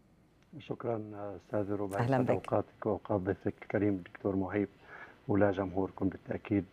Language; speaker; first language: Arabic; native; Arabic